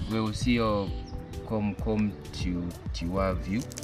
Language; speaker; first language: French; non-native, learner; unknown